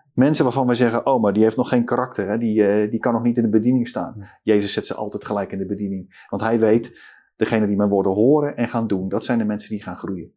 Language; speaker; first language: Dutch; native; Dutch